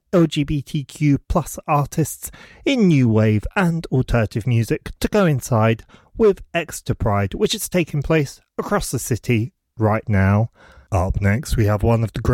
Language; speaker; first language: English; native; English